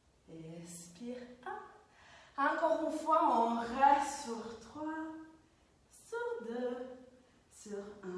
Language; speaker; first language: French; non-native, fluent; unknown